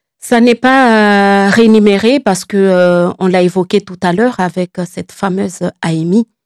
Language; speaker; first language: French; non-native, local second language; Comorian